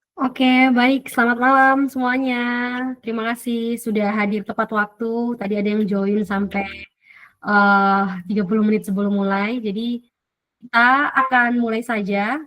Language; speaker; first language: Indonesian; native; Indonesian